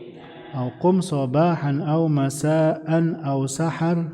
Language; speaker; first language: Arabic; non-native, fluent; Indonesian